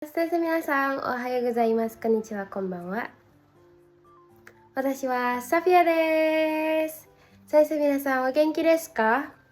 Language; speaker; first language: Japanese; non-native, learner; Indonesian